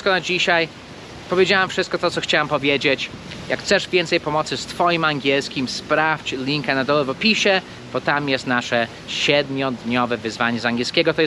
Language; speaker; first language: Polish; non-native, fluent; English